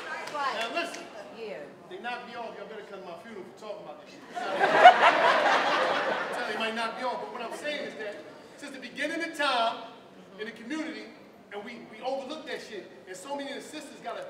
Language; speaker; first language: English; native; English